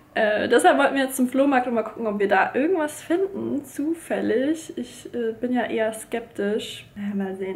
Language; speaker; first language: German; native; German